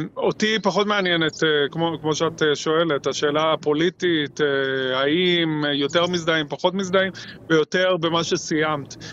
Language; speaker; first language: Hebrew; native; Hebrew